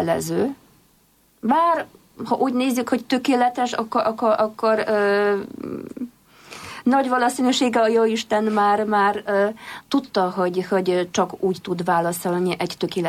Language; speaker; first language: Hungarian; non-native, fluent; Polish